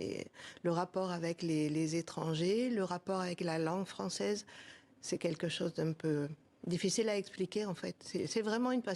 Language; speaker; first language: French; native; French